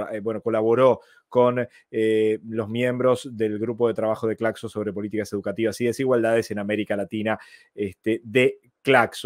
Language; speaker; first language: Spanish; native; Spanish